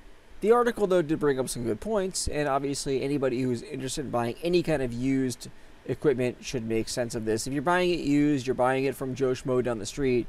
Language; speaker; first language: English; native; English